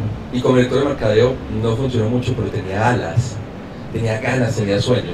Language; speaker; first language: Spanish; native; Spanish